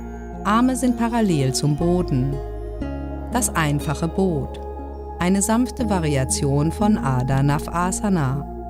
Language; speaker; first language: German; native; German